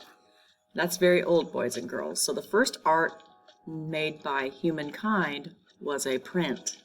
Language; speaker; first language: English; native; English